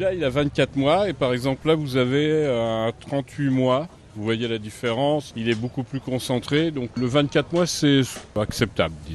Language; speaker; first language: French; non-native, fluent; Italian